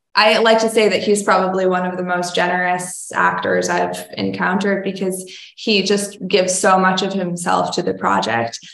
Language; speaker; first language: English; native; English